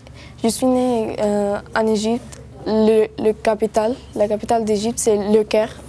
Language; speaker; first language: French; non-native, learner; Arabic